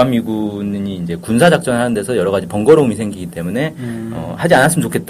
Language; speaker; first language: Korean; native; Korean